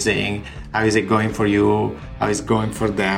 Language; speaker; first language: English; non-native, fluent; Italian